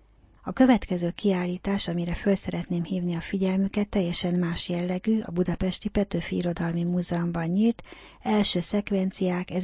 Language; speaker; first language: Hungarian; native; Hungarian